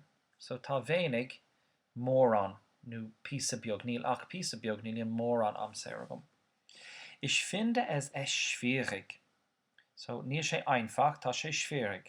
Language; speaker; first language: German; non-native, fluent; Irish